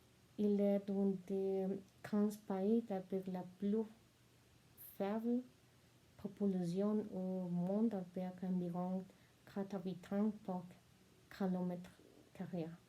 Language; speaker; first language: French; non-native, learner; Spanish